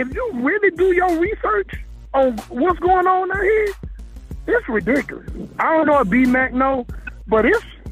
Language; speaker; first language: English; native; English